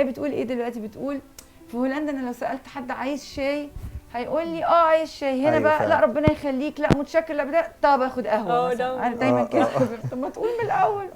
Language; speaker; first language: Arabic; native; Arabic